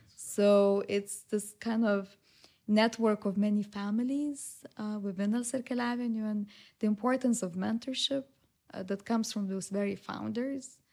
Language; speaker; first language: English; non-native, fluent; Lithuanian